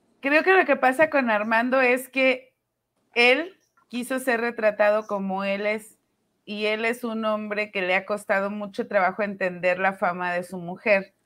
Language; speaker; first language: Spanish; native; Spanish